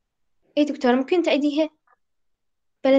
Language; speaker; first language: Arabic; native; Arabic